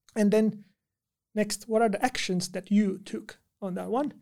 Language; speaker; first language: English; non-native, fluent; Portuguese